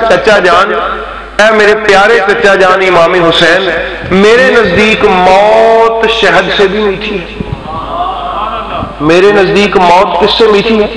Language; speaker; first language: Hindi; non-native, local second language; Punjabi